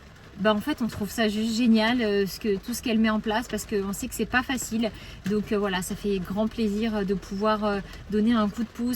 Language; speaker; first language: French; native; French